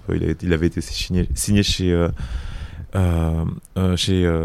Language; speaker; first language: French; native; French